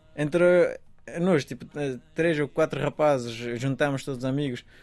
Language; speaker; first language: Portuguese; non-native, fluent; Persian